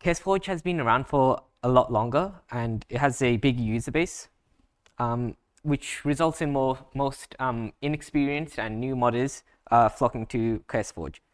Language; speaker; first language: English; native; English